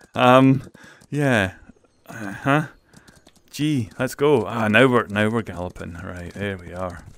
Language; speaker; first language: English; native; English